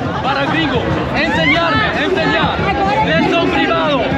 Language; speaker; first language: Portuguese; non-native, learner; Swiss German